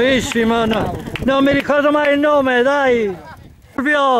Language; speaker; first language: Italian; native; Italian